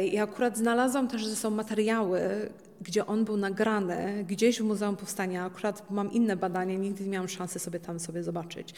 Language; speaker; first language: Polish; early bilingual, heritage; Polish